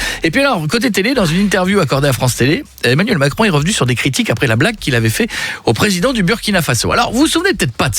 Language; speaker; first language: French; native; French